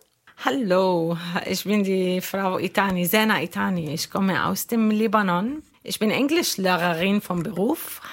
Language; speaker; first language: German; non-native, learner; Arabic